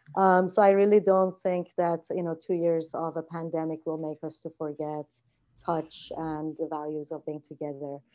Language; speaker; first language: English; non-native, fluent; Persian